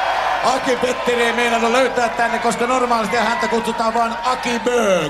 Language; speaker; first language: Finnish; native; Finnish